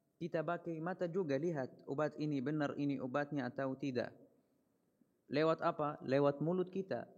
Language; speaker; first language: Malay; non-native, fluent; Arabic